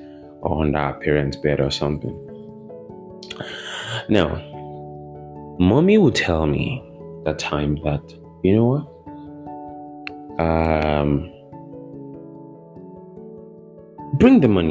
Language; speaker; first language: English; non-native, local second language; Yoruba